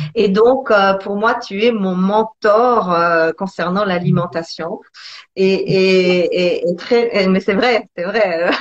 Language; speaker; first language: French; early bilingual, other home language; Italian